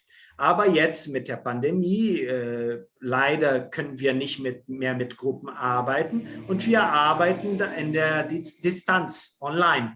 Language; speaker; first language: German; non-native, fluent; Portuguese